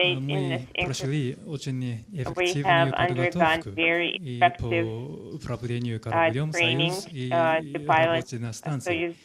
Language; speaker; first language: Russian; non-native, fluent; Japanese